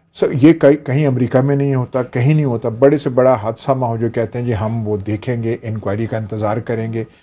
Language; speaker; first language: Urdu; native; Urdu